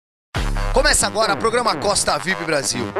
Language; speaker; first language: Portuguese; native; Portuguese